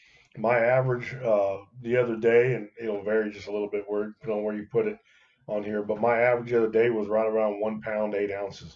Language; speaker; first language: English; native; English